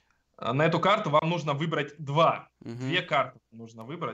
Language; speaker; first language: Russian; native; Russian